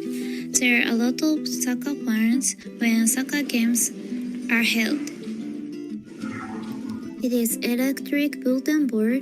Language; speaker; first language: English; non-native, learner; Japanese